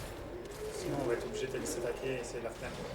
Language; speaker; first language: French; native; French